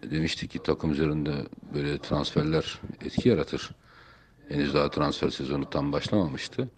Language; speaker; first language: Turkish; native; Turkish